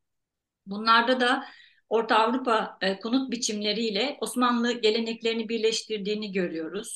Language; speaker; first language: Turkish; native; Turkish